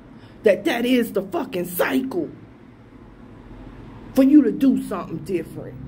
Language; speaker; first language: English; native; English